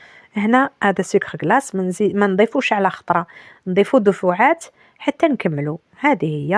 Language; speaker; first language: Arabic; native; Arabic